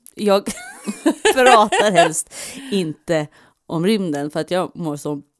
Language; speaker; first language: Swedish; non-native, fluent; English